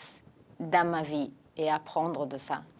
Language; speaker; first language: French; non-native, fluent; Romanian